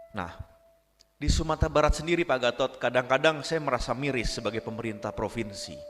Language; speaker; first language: Indonesian; non-native, local second language; Minangkabau